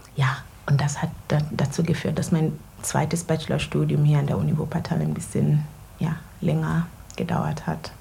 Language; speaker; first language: German; non-native, fluent; Ganda